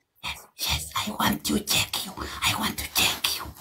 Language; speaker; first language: English; non-native, learner; Amharic